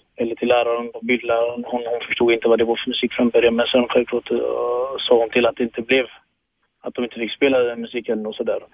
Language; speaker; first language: Swedish; early bilingual, other home language; Tigrinya